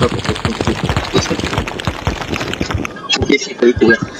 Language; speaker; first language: French; native; French